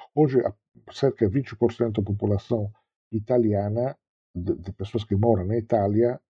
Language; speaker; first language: Portuguese; non-native, fluent; Italian